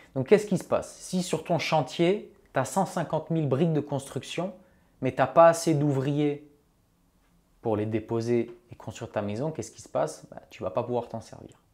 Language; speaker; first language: French; native; French